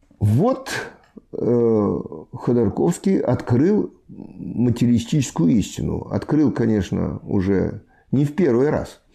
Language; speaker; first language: Russian; native; Russian